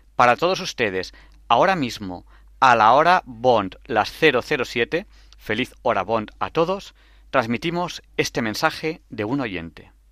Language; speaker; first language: Spanish; native; Spanish